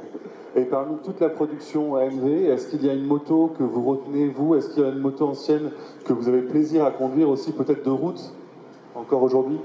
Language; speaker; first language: French; native; French